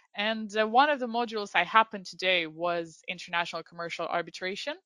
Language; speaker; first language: English; non-native, fluent; Romanian